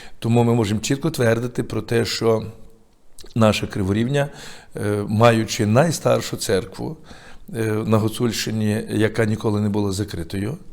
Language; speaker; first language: Ukrainian; native; Ukrainian